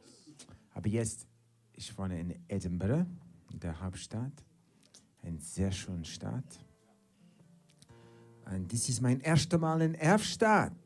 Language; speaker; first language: German; non-native, learner; English